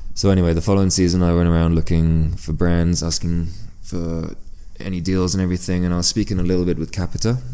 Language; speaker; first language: English; early bilingual, other home language; French